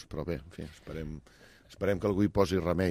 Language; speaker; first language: Catalan; native; Catalan